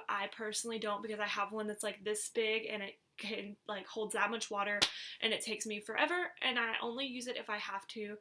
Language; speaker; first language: English; native; English